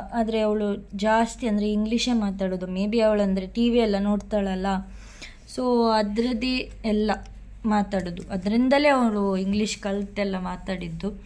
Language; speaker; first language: Kannada; non-native, local second language; Konkani